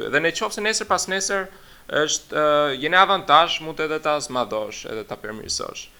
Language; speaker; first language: Albanian; early bilingual, heritage; Albanian